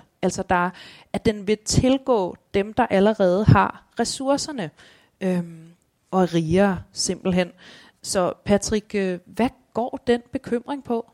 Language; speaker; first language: Danish; native; Danish